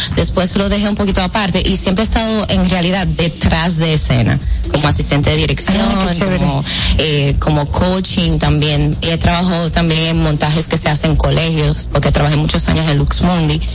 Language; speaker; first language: Spanish; early bilingual, heritage; Spanish